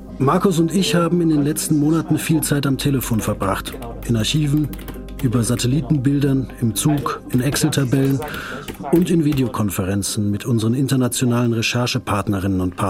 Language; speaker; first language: German; native; German